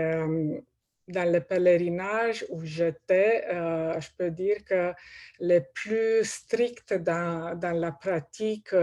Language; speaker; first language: French; non-native, fluent; Romanian